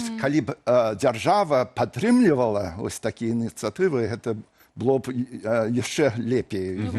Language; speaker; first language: Belarusian; non-native, fluent; English